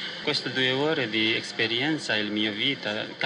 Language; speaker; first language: Italian; non-native, learner; Nepali